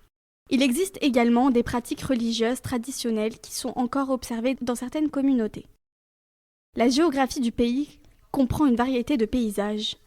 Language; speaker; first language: French; native; French